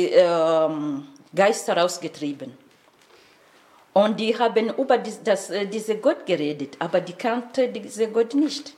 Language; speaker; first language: German; non-native, fluent; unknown